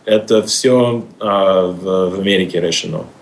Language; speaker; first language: Russian; non-native, fluent; English